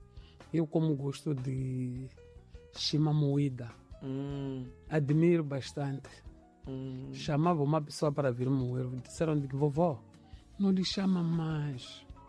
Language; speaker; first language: Portuguese; non-native, local second language; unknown